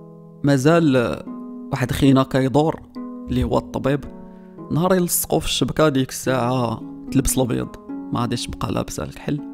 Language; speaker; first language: Arabic; native; Arabic